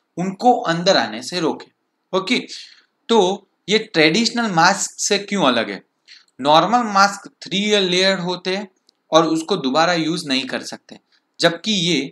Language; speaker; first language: Hindi; non-native, local second language; Gujarati